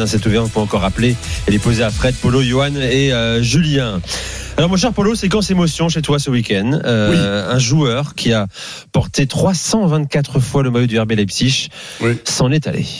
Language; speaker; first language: French; native; French